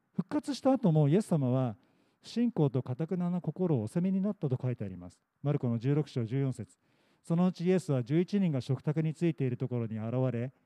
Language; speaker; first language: Japanese; native; Japanese